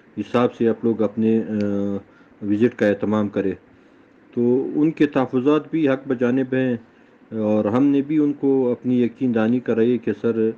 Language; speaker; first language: Urdu; non-native, local second language; Pashto